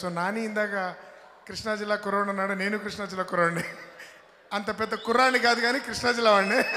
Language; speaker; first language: Telugu; native; Telugu